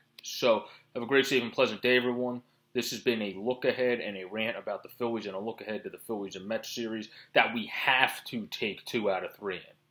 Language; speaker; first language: English; native; English